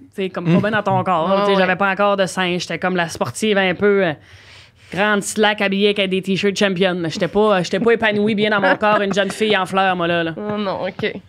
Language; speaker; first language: French; native; French